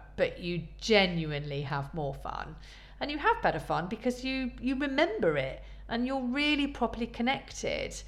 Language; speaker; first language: English; native; English